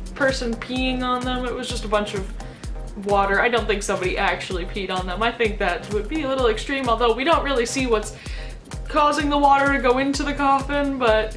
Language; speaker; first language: English; native; English